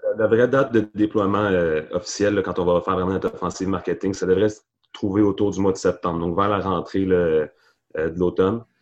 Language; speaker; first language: French; native; French